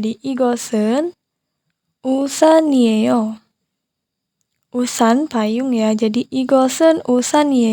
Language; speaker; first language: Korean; non-native, fluent; Indonesian